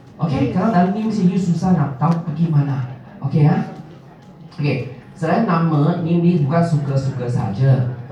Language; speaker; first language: Malay; non-native, local second language; Min Nan Chinese